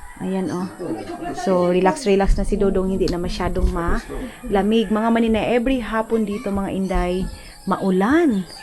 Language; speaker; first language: Filipino; non-native, local second language; Cebuano